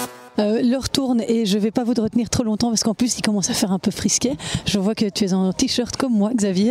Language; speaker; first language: French; native; French